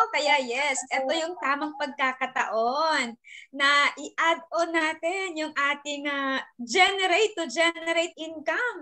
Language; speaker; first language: Filipino; native; Filipino